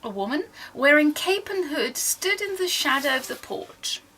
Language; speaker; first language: English; non-native, fluent; Dutch